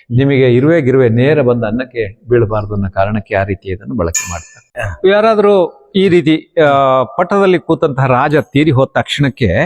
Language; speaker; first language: Kannada; non-native, local second language; Tulu